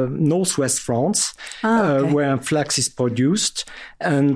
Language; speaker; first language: English; non-native, fluent; French